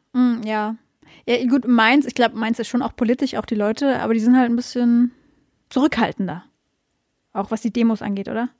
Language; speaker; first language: German; native; German